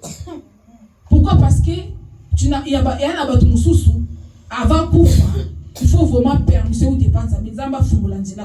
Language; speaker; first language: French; non-native, local second language; Lingala